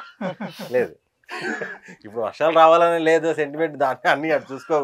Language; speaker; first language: Telugu; native; Telugu